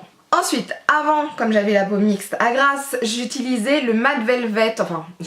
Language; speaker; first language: French; native; French